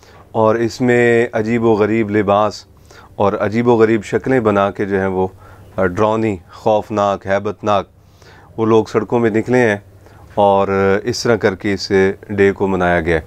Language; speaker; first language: Urdu; native; Urdu